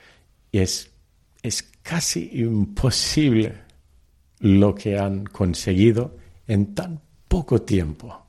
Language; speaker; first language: Spanish; early bilingual, heritage; Telugu